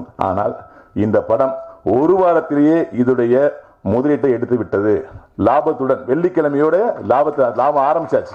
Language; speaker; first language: Tamil; native; Tamil